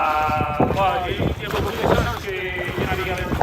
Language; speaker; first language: French; non-native, fluent; Spanish